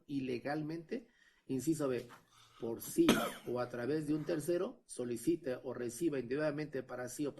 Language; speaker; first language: Spanish; native; Spanish